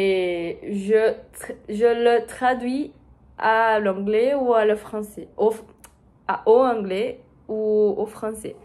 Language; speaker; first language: French; non-native, learner; Portuguese